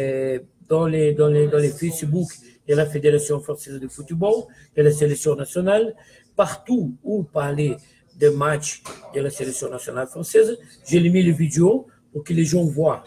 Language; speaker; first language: French; non-native, fluent; Portuguese